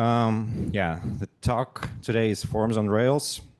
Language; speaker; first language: English; non-native, fluent; Russian